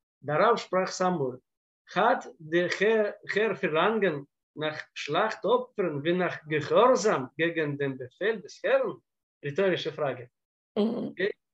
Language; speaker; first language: German; non-native, fluent; Russian